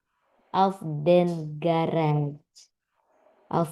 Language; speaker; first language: German; non-native, learner; Indonesian